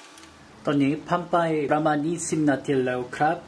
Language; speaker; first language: Thai; non-native, learner; Korean